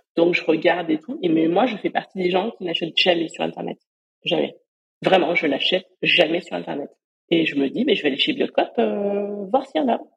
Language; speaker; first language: French; native; French